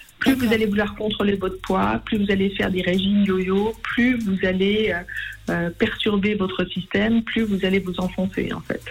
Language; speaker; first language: French; native; French